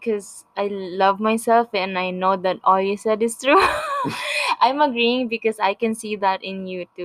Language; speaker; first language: English; non-native, local second language; Filipino